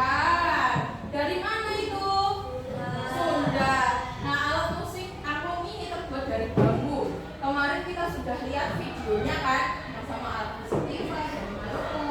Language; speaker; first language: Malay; non-native, local second language; Javanese